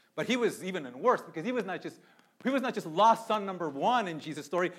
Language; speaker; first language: English; early bilingual, other home language; Spanish